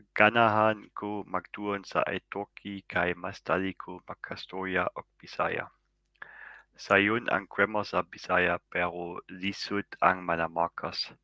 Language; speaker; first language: Cebuano; non-native, learner; German